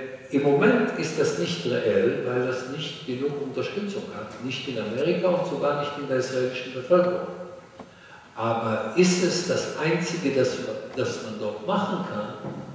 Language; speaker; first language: German; non-native, fluent; Hebrew